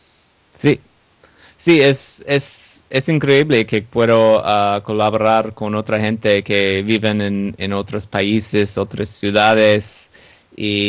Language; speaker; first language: Spanish; non-native, learner; English